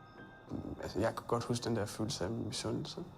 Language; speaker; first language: Danish; non-native, fluent; Persian